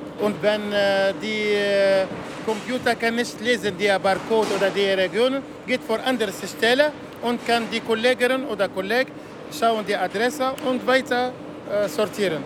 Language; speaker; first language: German; non-native, learner; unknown